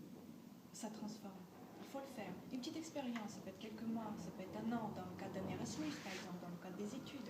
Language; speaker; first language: French; non-native, fluent; Bulgarian